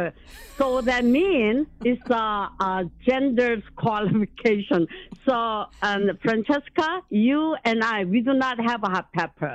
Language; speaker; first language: English; non-native, learner; Korean